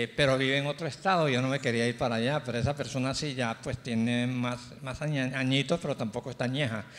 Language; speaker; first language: Spanish; native; Spanish